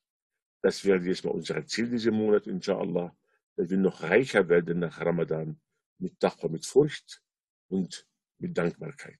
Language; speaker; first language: German; non-native, fluent; Arabic